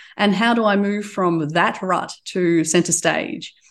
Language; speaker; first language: English; native; English